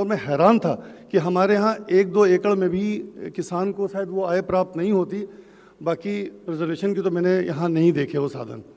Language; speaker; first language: Hindi; native; Hindi